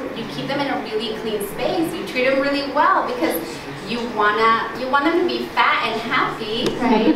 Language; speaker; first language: English; early bilingual, other home language; Spanish